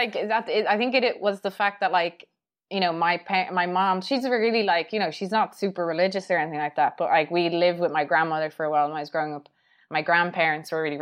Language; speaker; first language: English; native; English